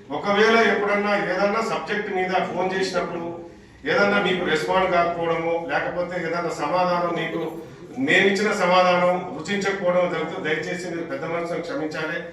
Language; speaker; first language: Telugu; non-native, local second language; Urdu